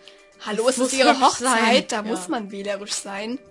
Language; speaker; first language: German; native; German